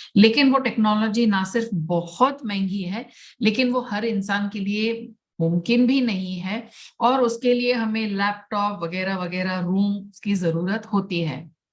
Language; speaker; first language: Hindi; non-native, local second language; Gujarati